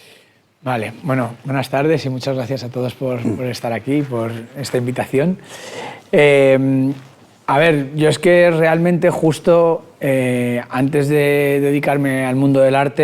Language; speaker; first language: Spanish; native; Spanish